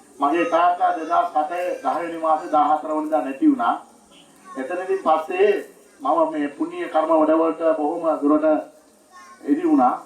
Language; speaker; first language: Sinhala; non-native, local second language; Tamil